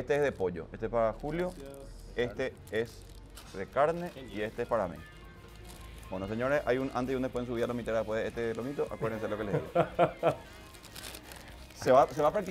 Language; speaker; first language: Spanish; native; Spanish